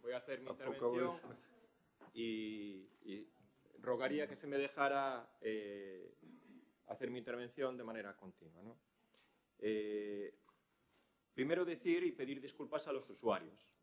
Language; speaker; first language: Spanish; native; Spanish